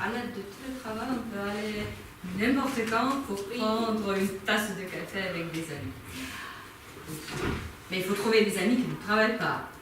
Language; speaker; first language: French; non-native, fluent; Ukrainian